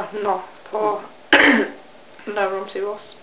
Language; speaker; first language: French; non-native, learner; English